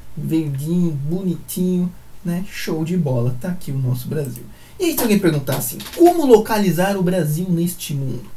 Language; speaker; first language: Portuguese; native; Portuguese